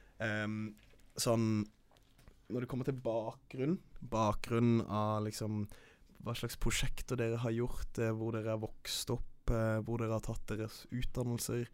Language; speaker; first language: Norwegian; early bilingual, other home language; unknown